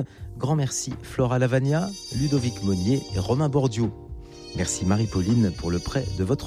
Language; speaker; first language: French; native; French